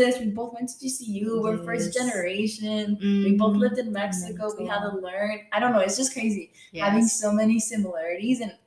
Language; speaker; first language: English; non-native, fluent; Spanish